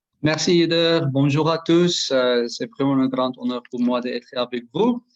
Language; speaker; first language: French; non-native, learner; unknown